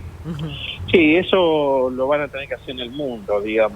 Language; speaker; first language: Spanish; native; Spanish